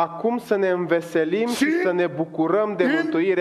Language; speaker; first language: Romanian; native; Romanian